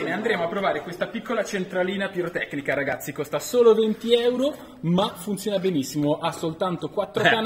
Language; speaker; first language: Italian; native; Italian